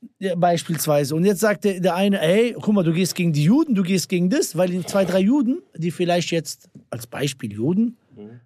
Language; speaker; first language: German; early bilingual, other home language; Bosnian